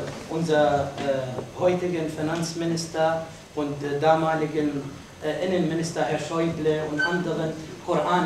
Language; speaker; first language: German; non-native, fluent; Arabic